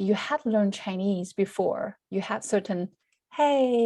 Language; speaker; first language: English; non-native, fluent; Chinese